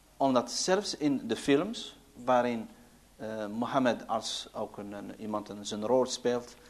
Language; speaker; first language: Dutch; early bilingual, other home language; Arabic